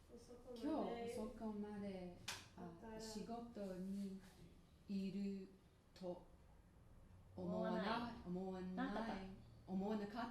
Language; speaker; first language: Japanese; non-native, learner; English